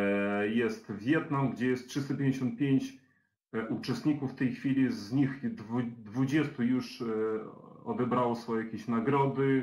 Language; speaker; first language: Polish; native; Polish